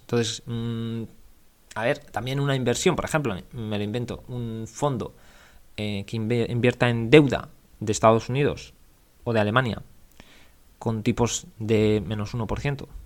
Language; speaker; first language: Spanish; native; Spanish